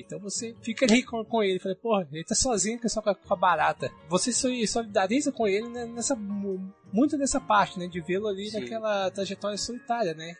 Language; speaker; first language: Portuguese; native; Portuguese